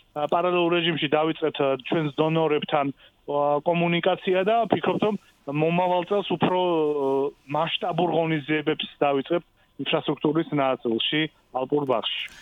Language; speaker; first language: Georgian; native; Georgian